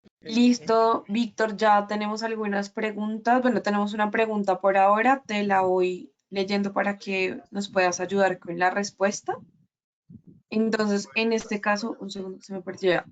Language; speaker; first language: Spanish; native; Spanish